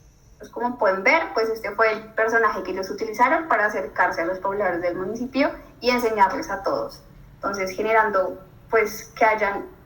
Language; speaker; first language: Spanish; native; Spanish